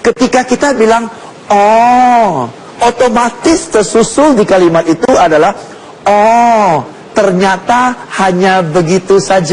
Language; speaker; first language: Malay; non-native, fluent; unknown